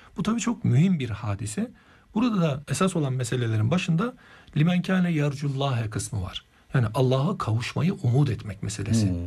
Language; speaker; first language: Turkish; native; Turkish